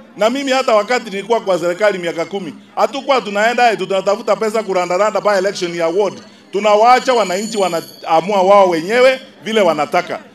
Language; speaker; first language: Swahili; non-native, local second language; Gusii